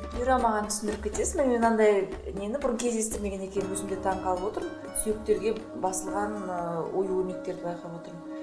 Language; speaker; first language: Kazakh; non-native, local second language; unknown